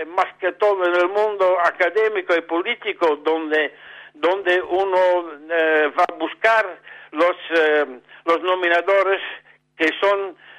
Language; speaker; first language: Spanish; non-native, fluent; Dutch